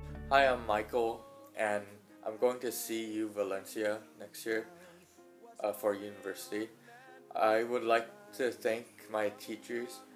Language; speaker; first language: English; early bilingual, other home language; Chinese